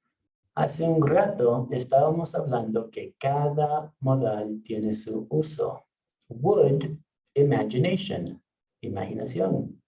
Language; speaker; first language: Spanish; non-native, fluent; English